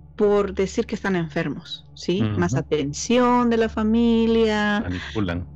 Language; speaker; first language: Spanish; native; Spanish